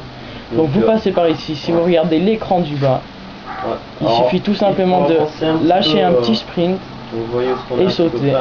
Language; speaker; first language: French; native; French